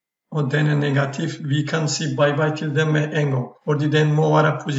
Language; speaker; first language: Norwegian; non-native, fluent; Turkish